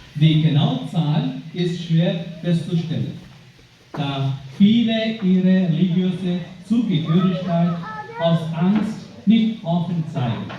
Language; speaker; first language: German; non-native, fluent; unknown